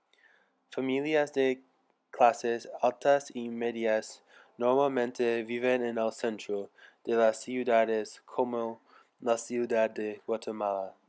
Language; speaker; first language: Spanish; non-native, learner; English